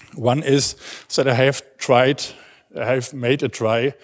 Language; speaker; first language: English; non-native, learner; German